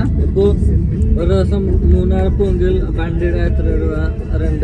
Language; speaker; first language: Malayalam; non-native, learner; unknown